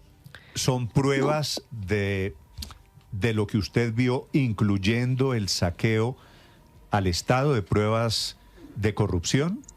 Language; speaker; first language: Spanish; native; Spanish